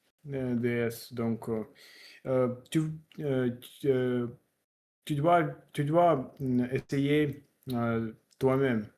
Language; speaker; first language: French; non-native, learner; Russian